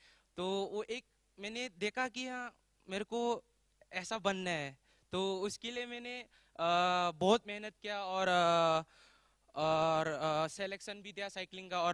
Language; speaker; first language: Hindi; non-native, local second language; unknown